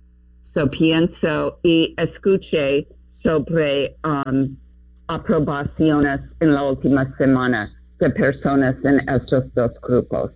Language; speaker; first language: Spanish; non-native, fluent; English